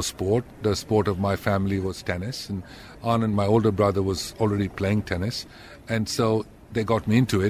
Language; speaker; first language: English; non-native, local second language; Tamil